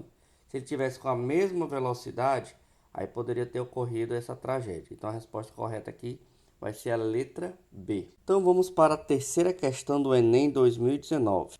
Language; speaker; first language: Portuguese; native; Portuguese